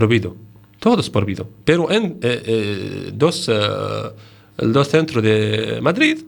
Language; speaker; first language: Spanish; non-native, learner; Arabic